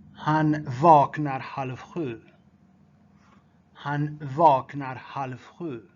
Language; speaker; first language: Swedish; non-native, fluent; Tigrinya